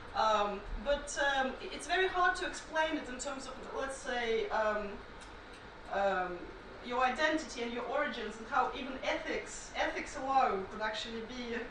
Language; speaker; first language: English; non-native, fluent; Russian